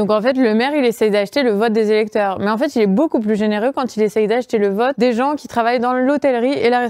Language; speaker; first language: French; native; French